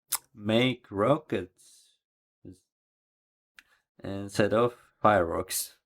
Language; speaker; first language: English; non-native, learner; Ukrainian